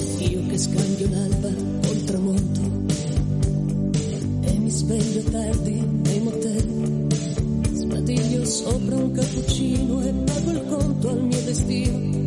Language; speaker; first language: Italian; non-native, learner; Arabic